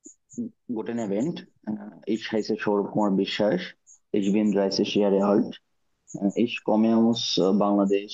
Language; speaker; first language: German; non-native, learner; Bangla